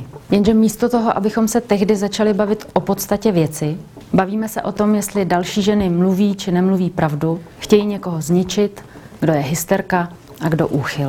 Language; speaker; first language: Czech; native; Czech